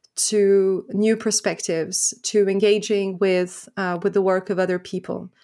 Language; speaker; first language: English; non-native, fluent; French